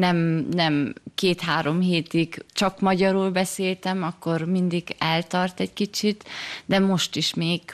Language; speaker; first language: Hungarian; early bilingual, heritage; German